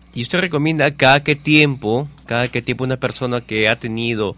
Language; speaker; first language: Spanish; native; Spanish